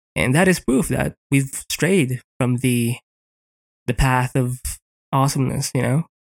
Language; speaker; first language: English; non-native, local second language; Filipino